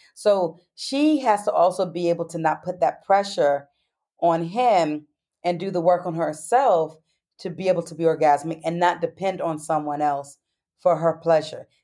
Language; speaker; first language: English; native; English